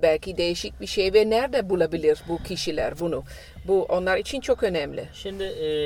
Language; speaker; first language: Turkish; non-native, fluent; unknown